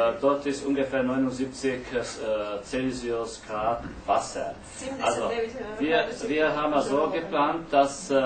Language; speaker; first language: German; non-native, learner; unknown